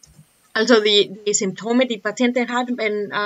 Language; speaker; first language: German; non-native, learner; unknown